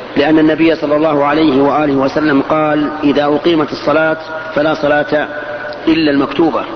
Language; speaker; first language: Arabic; native; Arabic